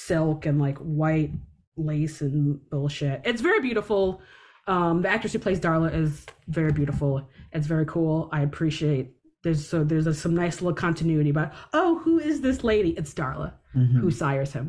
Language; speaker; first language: English; native; English